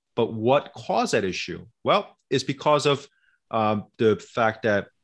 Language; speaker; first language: English; early bilingual, other home language; Korean